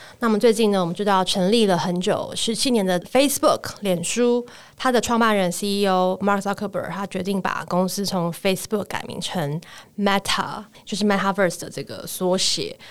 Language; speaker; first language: Chinese; native; Chinese